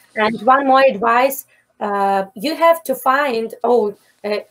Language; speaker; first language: English; non-native, fluent; Ukrainian